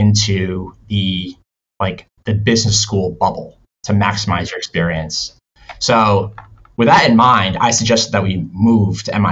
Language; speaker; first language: English; native; English